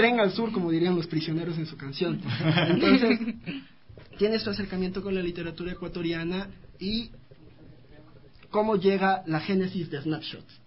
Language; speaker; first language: Spanish; native; Spanish